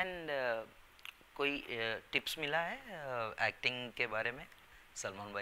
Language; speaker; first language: Hindi; non-native, local second language; Telugu